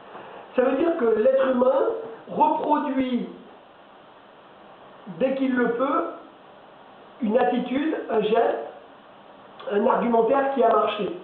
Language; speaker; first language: French; native; French